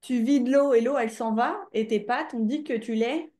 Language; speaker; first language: French; native; French